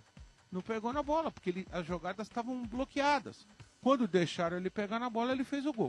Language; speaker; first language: Portuguese; native; Portuguese